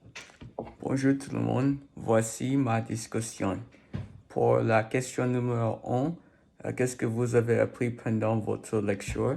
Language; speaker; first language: French; non-native, learner; English